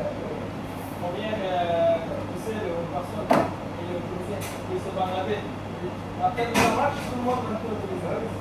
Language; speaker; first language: French; non-native, learner; Bangla